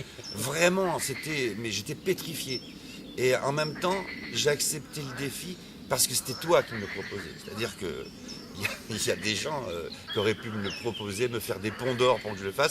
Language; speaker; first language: French; native; French